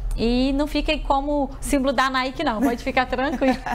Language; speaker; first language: Portuguese; native; Portuguese